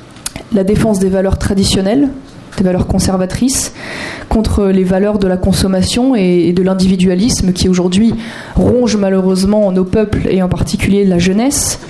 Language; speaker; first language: French; native; French